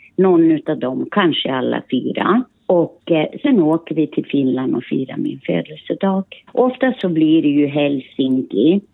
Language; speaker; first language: Swedish; early bilingual, other home language; Finnish